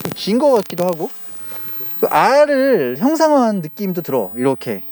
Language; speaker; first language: Korean; native; Korean